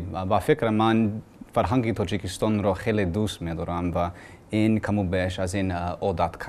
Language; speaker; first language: Persian; non-native, learner; English